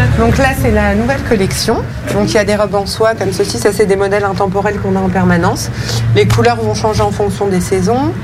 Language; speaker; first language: French; native; French